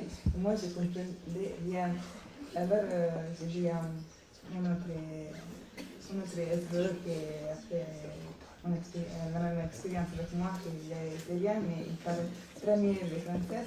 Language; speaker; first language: French; non-native, learner; Italian